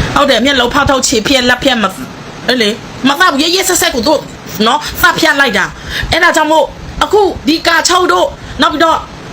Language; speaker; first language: Burmese; non-native, local second language; S'gaw Karen